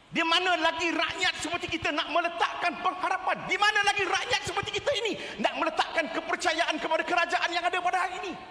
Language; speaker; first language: Malay; native; Malay